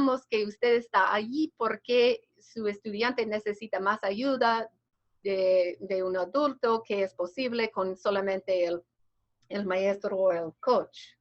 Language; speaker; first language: Spanish; non-native, fluent; English